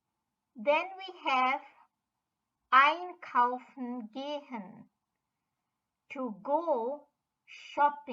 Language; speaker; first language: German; non-native, fluent; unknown